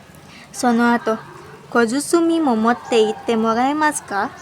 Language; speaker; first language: Japanese; non-native, learner; Indonesian